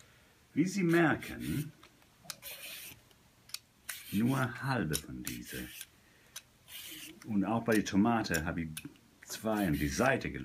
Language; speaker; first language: German; non-native, fluent; Italian